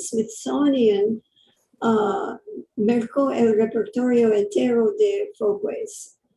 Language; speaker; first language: Spanish; early bilingual, heritage; English